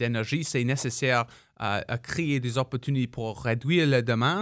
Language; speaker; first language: French; non-native, local second language; English